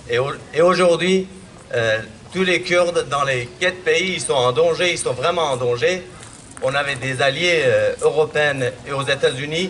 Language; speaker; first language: French; non-native, fluent; Kurdish